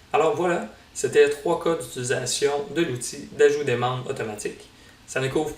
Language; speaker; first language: French; native; French